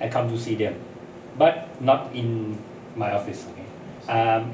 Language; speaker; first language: English; non-native, learner; Thai